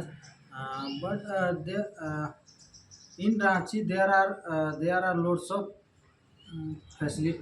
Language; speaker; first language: English; non-native, learner; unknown